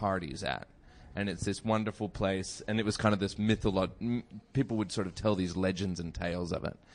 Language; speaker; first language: English; native; English